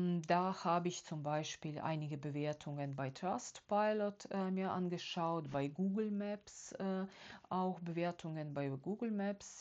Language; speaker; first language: German; non-native, fluent; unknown